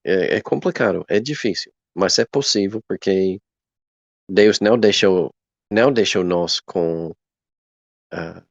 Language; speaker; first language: Portuguese; non-native, learner; English